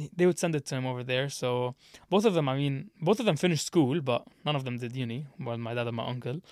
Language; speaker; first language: English; early bilingual, other home language; Arabic